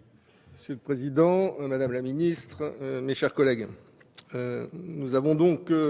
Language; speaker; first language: French; native; French